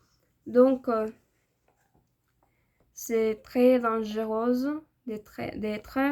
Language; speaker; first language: French; non-native, learner; Spanish